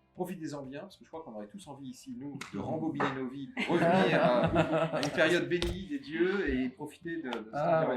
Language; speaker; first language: French; native; French